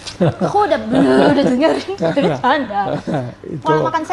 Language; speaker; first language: Indonesian; native; Indonesian